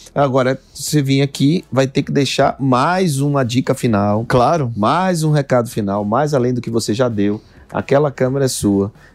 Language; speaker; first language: Portuguese; native; Portuguese